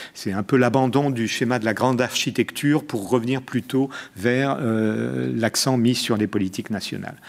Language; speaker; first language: French; native; French